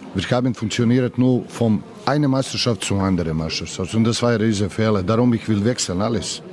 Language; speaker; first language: German; non-native, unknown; Serbian